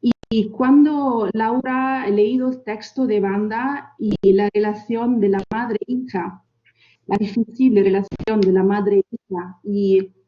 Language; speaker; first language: Spanish; non-native, fluent; Italian